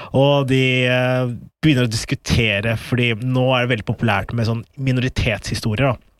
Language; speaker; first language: Norwegian; early bilingual, other home language; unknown